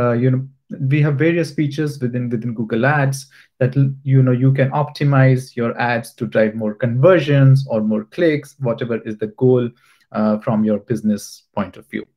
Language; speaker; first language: English; non-native, local second language; Hindi